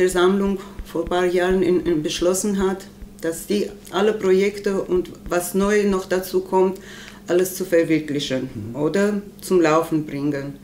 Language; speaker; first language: German; non-native, learner; Armenian